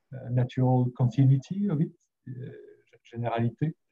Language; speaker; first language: English; non-native, fluent; French